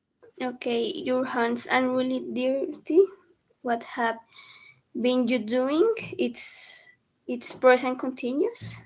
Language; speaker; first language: English; non-native, learner; Spanish